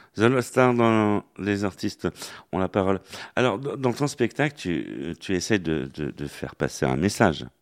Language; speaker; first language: French; native; French